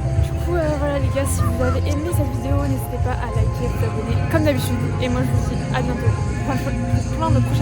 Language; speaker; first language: French; native; French